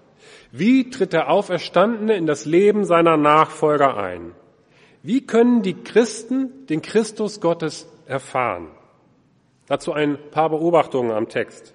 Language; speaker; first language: German; native; German